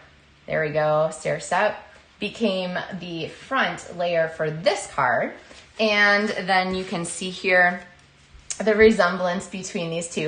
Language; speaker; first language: English; native; English